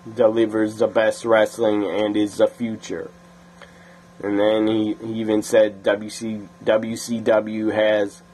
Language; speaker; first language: English; native; English